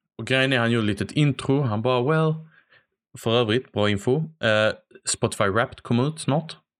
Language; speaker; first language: Swedish; native; Swedish